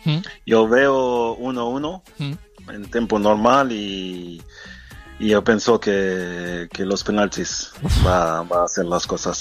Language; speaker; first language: Spanish; non-native, fluent; French